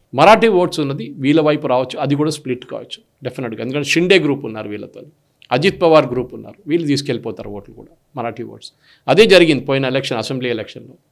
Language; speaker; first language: Telugu; non-native, local second language; Malayalam